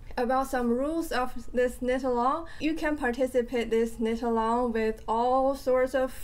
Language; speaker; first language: English; non-native, fluent; Chinese